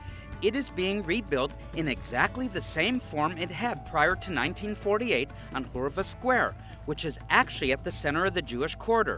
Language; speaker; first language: English; native; English